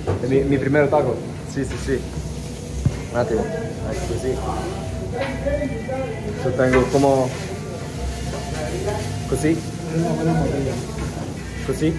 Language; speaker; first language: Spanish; non-native, learner; Italian